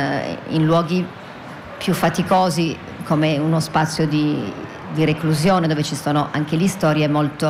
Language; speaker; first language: Italian; native; Italian